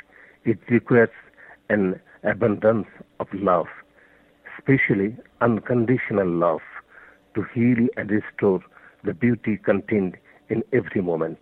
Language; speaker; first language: English; non-native, local second language; Bangla